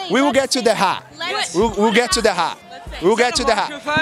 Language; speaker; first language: English; non-native, fluent; Portuguese